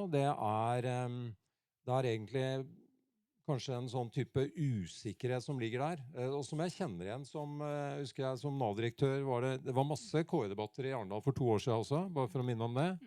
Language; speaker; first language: Norwegian; native; Norwegian